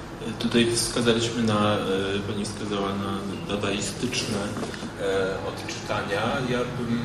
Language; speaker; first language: Polish; native; Polish